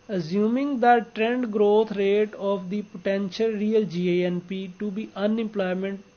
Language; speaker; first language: English; non-native, local second language; Urdu